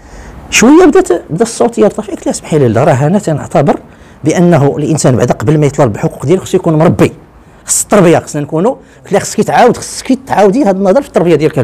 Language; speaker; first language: Arabic; native; Arabic